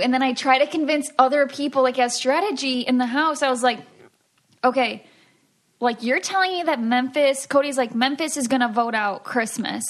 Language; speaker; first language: English; native; English